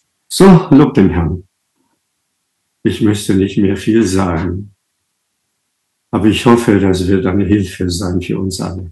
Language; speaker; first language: German; non-native, fluent; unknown